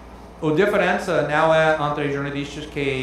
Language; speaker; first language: Portuguese; non-native, fluent; English